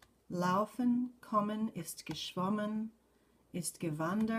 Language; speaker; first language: German; non-native, fluent; English